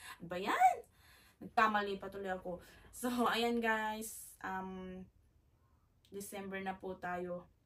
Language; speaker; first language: Filipino; native; Filipino